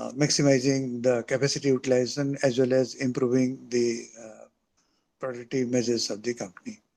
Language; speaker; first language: English; non-native, local second language; Odia